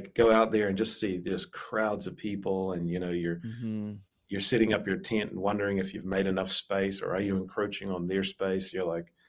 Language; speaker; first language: English; native; English